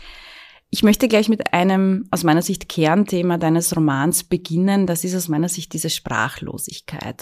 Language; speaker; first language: German; native; German